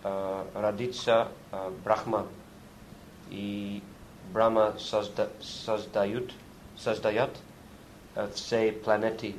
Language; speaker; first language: Russian; non-native, learner; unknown